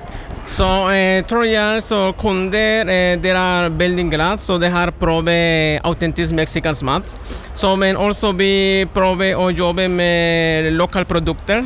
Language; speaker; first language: Norwegian; non-native, learner; Spanish